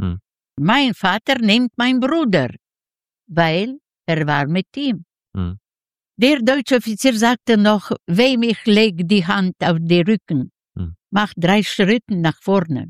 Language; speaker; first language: German; non-native, learner; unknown